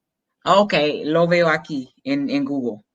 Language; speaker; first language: Spanish; non-native, fluent; English